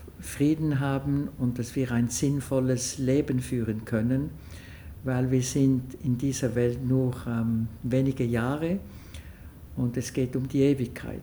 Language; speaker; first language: German; non-native, local second language; French